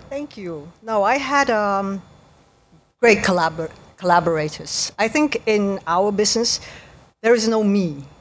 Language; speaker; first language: English; native; English